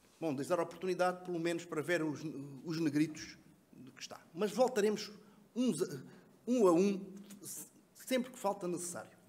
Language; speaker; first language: Portuguese; native; Portuguese